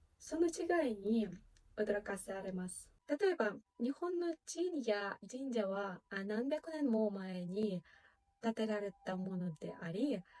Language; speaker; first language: Japanese; non-native, fluent; Ukrainian